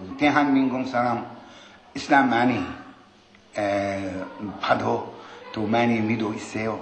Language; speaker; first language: Korean; non-native, learner; Arabic